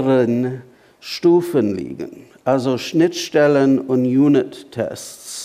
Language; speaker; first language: German; non-native, fluent; English